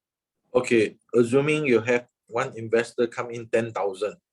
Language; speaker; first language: English; non-native, fluent; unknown